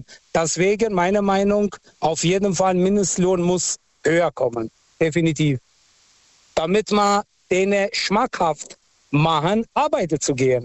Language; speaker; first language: German; non-native, local second language; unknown